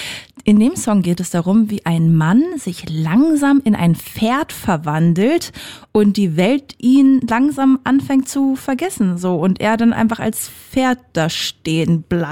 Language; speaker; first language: German; native; German